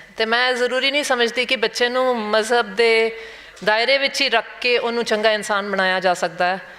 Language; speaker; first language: Punjabi; non-native, local second language; Hindi